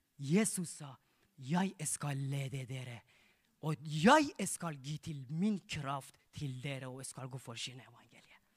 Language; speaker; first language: Norwegian; non-native, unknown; Persian